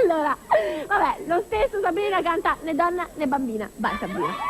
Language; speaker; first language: Italian; native; Italian